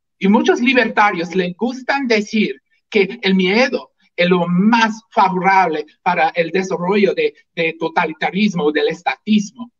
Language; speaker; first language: Spanish; non-native, fluent; English